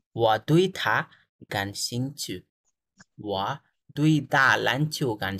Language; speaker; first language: Chinese; non-native, fluent; Bangla